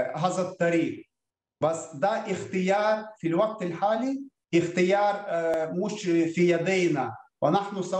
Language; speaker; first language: Arabic; non-native, fluent; Ukrainian